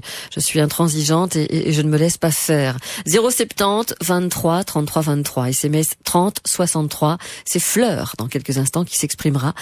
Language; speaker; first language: French; native; French